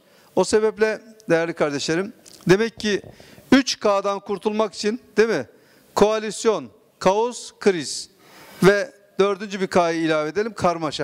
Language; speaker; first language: Turkish; native; Turkish